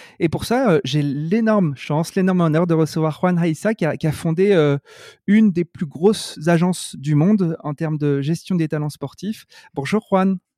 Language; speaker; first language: French; native; French